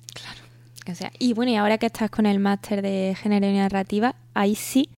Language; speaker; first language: Spanish; native; Spanish